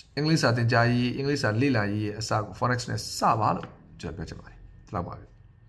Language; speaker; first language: Burmese; native; Burmese